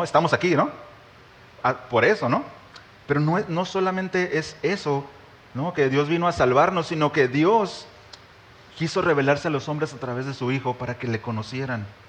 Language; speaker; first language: Spanish; native; Spanish